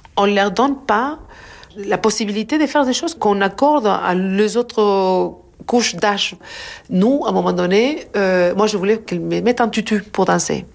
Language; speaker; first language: French; non-native, fluent; Spanish